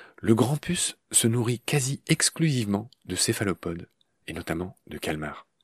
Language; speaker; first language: French; native; French